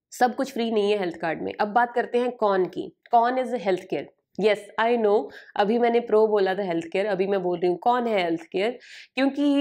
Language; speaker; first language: Hindi; native; Hindi